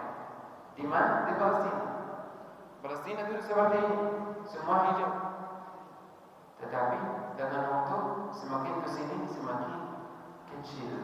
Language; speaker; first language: Indonesian; non-native, fluent; Arabic